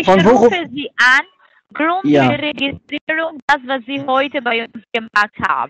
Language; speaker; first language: German; non-native, fluent; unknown